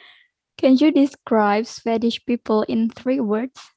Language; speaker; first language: English; non-native, learner; Indonesian